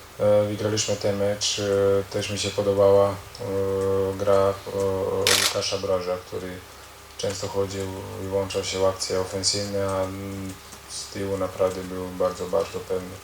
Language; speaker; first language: Polish; non-native, learner; Croatian